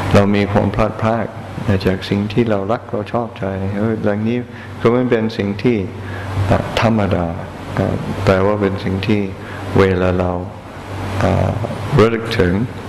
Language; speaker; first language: Thai; non-native, fluent; English